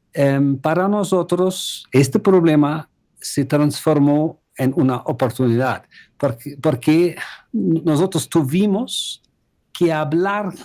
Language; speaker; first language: Spanish; non-native, fluent; German